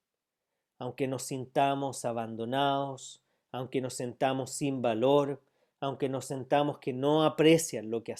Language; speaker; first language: Spanish; native; Spanish